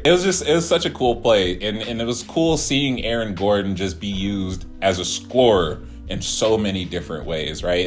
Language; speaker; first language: English; native; English